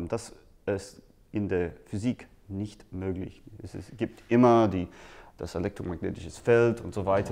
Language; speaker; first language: German; non-native, fluent; English